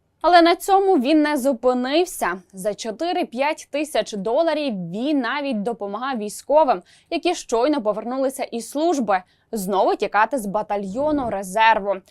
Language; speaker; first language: Ukrainian; native; Ukrainian